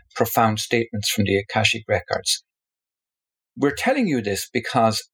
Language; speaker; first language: English; native; English